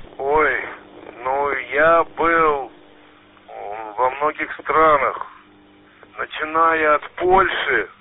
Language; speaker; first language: Russian; native; Russian